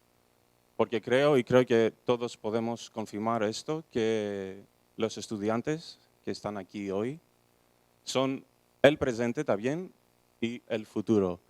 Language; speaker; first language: Spanish; non-native, fluent; Greek